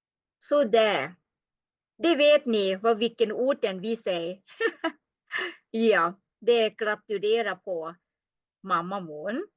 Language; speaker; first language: Swedish; non-native, learner; Thai